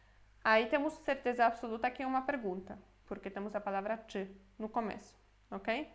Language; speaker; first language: Portuguese; non-native, fluent; Polish